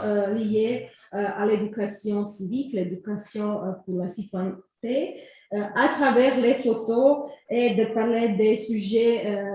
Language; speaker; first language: French; non-native, fluent; Croatian